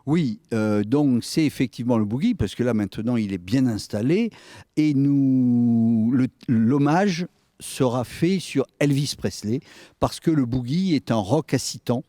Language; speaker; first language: French; native; French